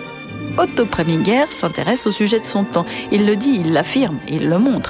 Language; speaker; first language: French; native; French